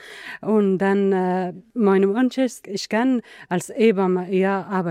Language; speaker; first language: German; non-native, learner; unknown